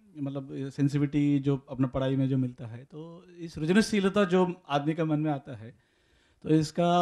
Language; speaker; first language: Hindi; non-native, local second language; Telugu